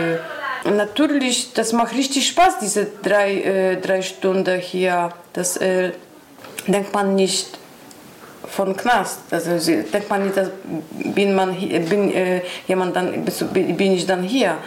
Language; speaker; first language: German; non-native, learner; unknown